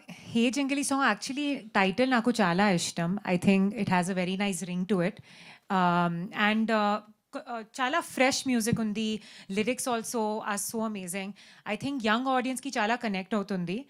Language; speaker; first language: Telugu; non-native, learner; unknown